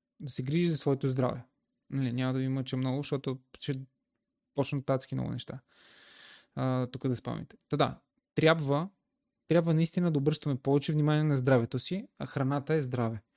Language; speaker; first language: Bulgarian; native; Bulgarian